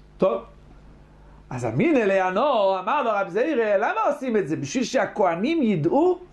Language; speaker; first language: Hebrew; native; Hebrew